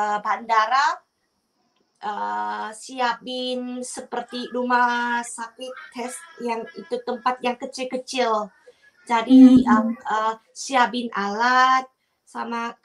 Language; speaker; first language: Indonesian; non-native, fluent; Korean